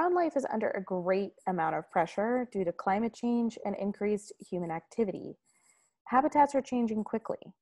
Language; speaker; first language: English; native; English